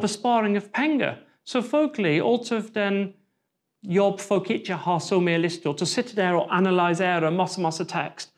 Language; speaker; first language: Swedish; non-native, fluent; English